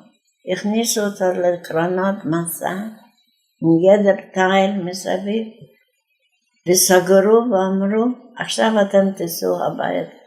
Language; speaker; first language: Hebrew; non-native, fluent; Yiddish